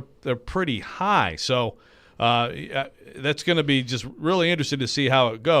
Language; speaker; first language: English; native; English